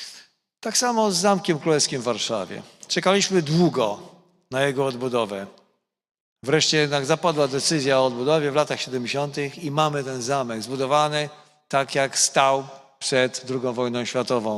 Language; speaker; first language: Polish; native; Polish